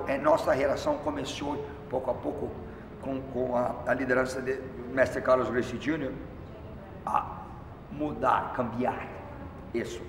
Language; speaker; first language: Spanish; non-native, fluent; Portuguese